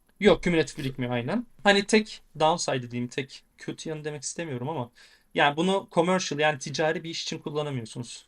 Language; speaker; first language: Turkish; native; Turkish